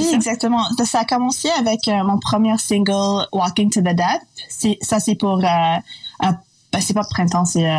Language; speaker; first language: French; non-native, local second language; English